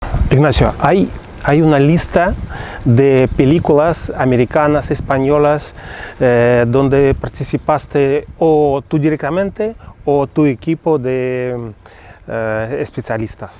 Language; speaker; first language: Spanish; non-native, fluent; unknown